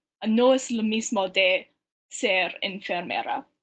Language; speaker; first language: Spanish; non-native, learner; English